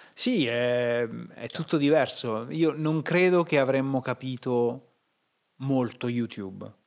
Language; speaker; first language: Italian; native; Italian